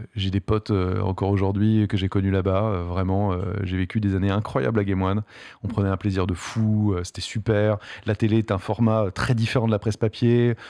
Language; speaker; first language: French; native; French